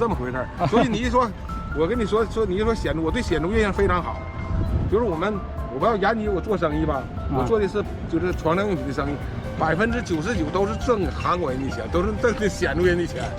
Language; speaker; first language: Chinese; native; Chinese